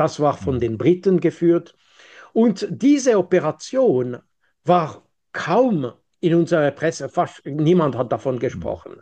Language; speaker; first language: German; non-native, local second language; French